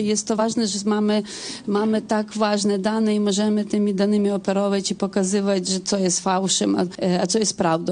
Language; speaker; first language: Polish; non-native, fluent; Ukrainian